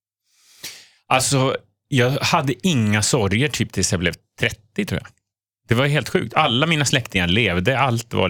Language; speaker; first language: Swedish; native; Swedish